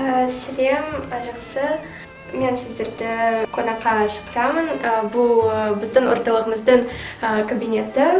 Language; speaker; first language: Kazakh; non-native, local second language; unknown